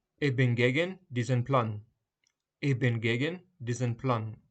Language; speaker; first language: German; non-native, fluent; Ukrainian